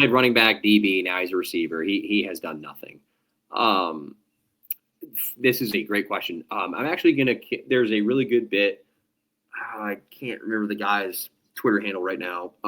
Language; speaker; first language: English; native; English